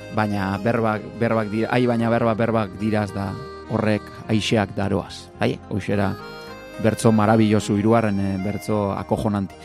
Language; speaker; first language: Basque; native; Basque